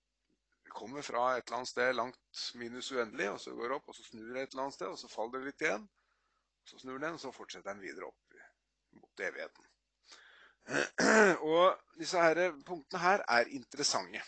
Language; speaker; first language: Norwegian; native; Norwegian